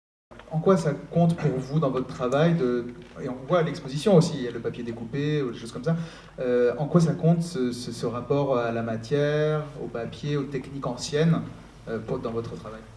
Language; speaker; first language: French; native; French